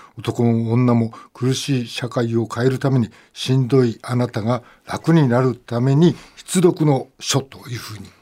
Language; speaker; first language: Japanese; native; Japanese